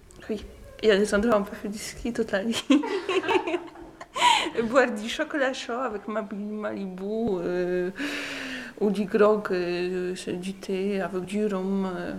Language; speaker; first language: French; non-native, fluent; Polish